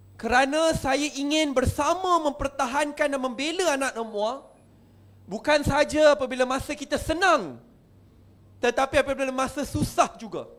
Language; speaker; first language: Malay; native; Malay